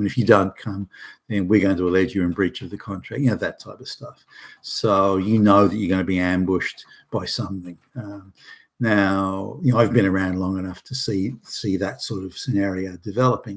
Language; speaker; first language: English; native; English